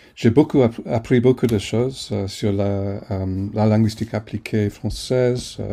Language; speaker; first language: French; non-native, fluent; English